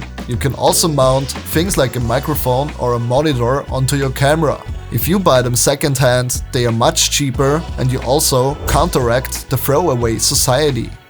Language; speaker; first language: English; non-native, fluent; German